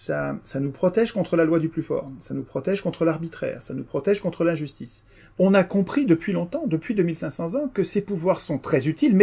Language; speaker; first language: French; native; French